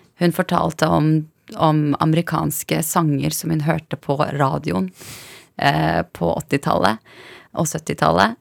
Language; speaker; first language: Norwegian; early bilingual, other home language; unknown